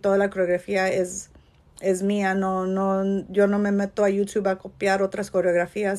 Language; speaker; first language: Spanish; early bilingual, heritage; Spanish